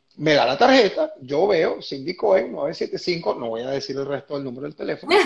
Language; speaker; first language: Spanish; native; Spanish